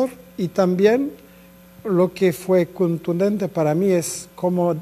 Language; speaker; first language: Spanish; non-native, fluent; French